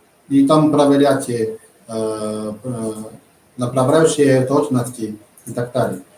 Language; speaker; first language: Russian; non-native, learner; Chinese